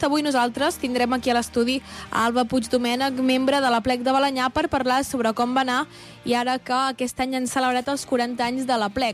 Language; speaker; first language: Catalan; native; Catalan